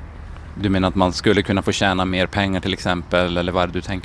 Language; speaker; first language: Swedish; native; Swedish